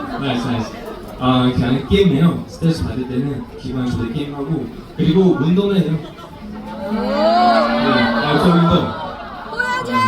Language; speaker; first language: Korean; non-native, fluent; Chinese